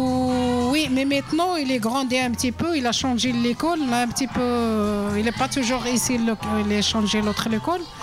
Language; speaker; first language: French; non-native, learner; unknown